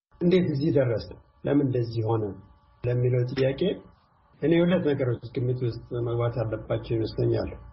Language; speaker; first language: Amharic; non-native, local second language; Tigrinya